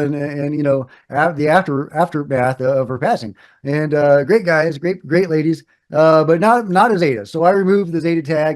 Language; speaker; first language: English; native; English